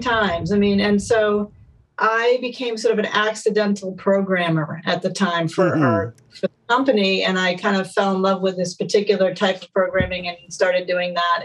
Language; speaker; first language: English; native; English